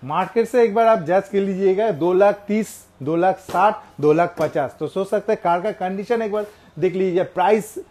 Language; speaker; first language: Hindi; non-native, local second language; Bangla